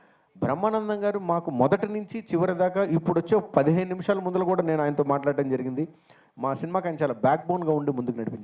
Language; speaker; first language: Telugu; native; Telugu